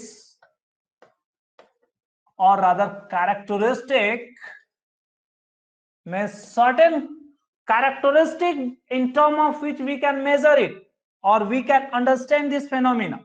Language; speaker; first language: English; non-native, local second language; Hindi